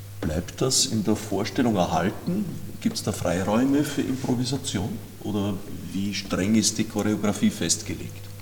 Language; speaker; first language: German; native; German